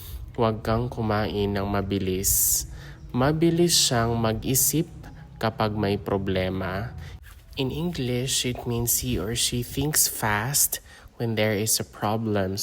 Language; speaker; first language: Filipino; native; Filipino